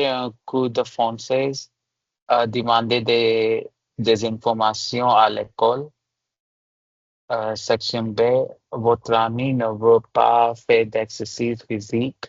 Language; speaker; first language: French; non-native, learner; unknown